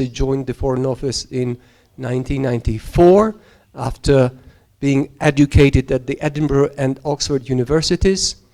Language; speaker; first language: English; non-native, fluent; Georgian